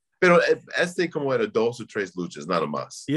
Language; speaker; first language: Spanish; non-native, learner; English